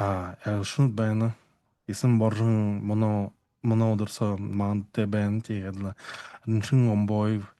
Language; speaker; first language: Mongolian; non-native, learner; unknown